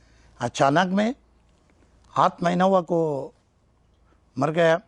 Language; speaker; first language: Hindi; non-native, learner; Persian